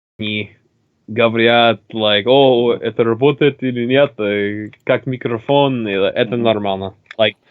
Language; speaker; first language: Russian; non-native, learner; English